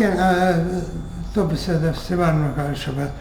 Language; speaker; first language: Hebrew; non-native, fluent; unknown